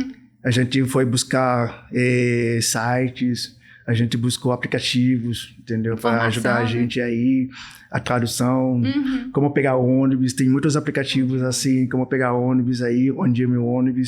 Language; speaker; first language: Portuguese; non-native, fluent; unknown